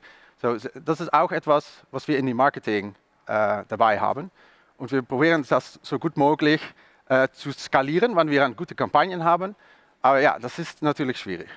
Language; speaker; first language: German; non-native, learner; Dutch